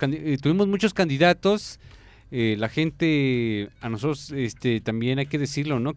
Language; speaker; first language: Spanish; native; Spanish